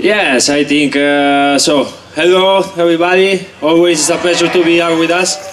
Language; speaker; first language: English; non-native, learner; Italian